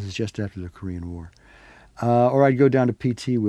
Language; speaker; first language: English; native; English